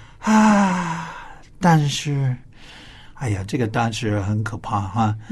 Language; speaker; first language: Chinese; non-native, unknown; English